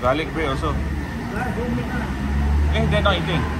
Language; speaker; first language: English; non-native, local second language; Malay